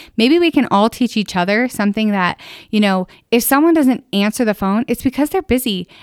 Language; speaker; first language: English; native; English